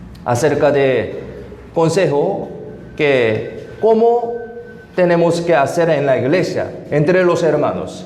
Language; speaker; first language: Spanish; non-native, fluent; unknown